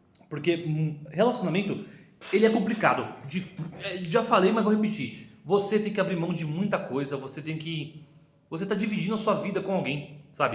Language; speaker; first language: Portuguese; native; Portuguese